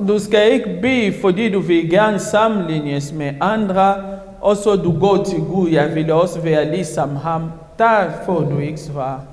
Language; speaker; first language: Swedish; non-native, learner; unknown